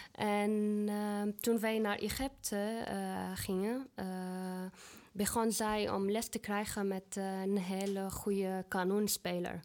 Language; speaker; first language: Dutch; non-native, learner; Arabic